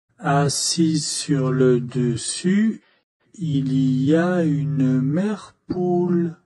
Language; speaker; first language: French; non-native, fluent; Chinese